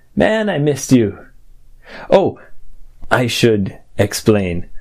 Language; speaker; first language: English; native; English